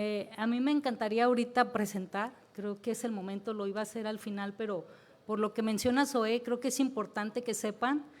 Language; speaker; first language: Spanish; native; Spanish